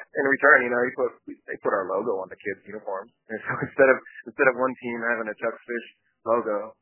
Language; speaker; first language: English; early bilingual, other home language; Japanese